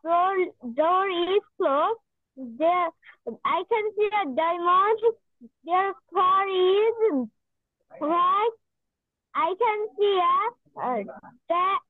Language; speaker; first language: English; non-native, learner; Bangla